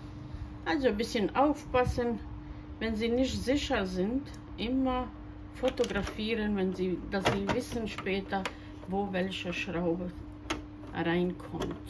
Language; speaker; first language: German; non-native, fluent; Croatian